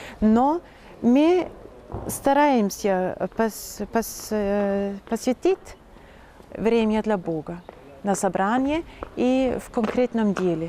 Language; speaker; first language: Russian; non-native, fluent; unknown